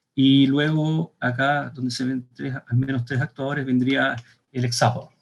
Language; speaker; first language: Spanish; native; Spanish